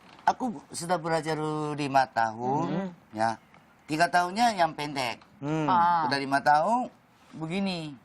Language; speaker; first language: Indonesian; non-native, fluent; Japanese